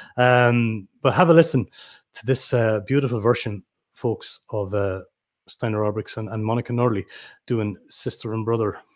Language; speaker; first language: English; native; English